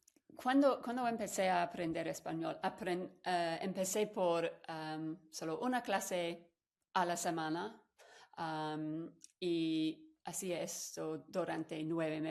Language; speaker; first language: Spanish; non-native, fluent; English